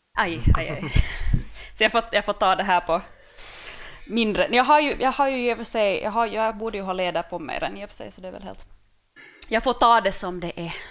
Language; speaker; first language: Swedish; native; Swedish